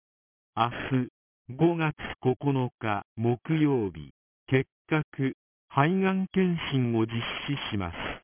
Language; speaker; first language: Japanese; native; Japanese